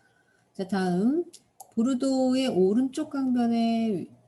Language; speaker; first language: Korean; native; Korean